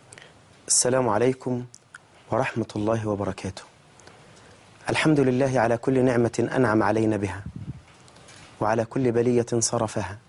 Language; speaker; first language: Arabic; native; Arabic